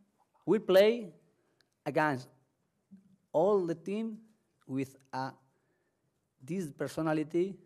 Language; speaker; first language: English; non-native, learner; Spanish